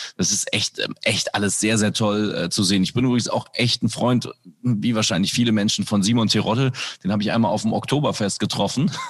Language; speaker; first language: German; early bilingual, other home language; Indonesian